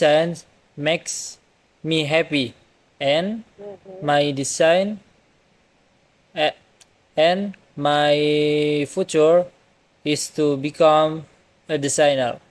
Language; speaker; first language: English; non-native, learner; Indonesian